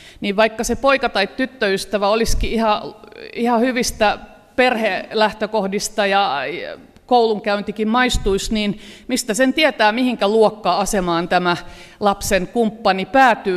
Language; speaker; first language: Finnish; native; Finnish